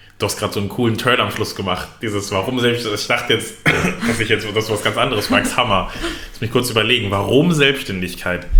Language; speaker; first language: German; early bilingual, other home language; Lingala